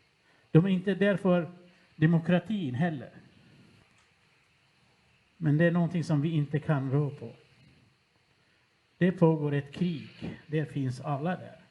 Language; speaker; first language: Swedish; non-native, fluent; Kurdish